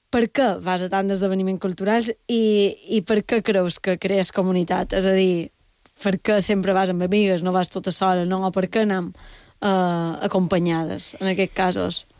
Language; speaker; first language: Catalan; native; Catalan